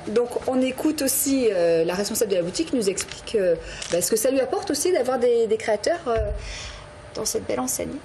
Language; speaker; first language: French; native; French